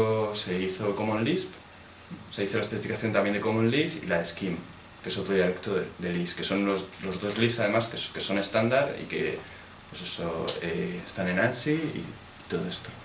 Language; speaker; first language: Spanish; native; Spanish